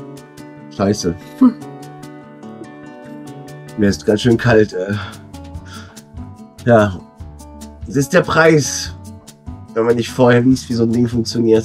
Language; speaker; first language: German; native; German